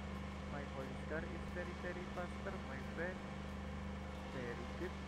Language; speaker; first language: English; non-native, learner; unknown